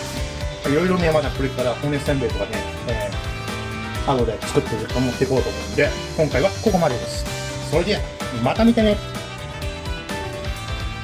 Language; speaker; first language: Japanese; native; Japanese